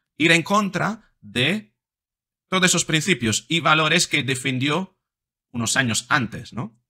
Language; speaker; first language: Spanish; non-native, fluent; Italian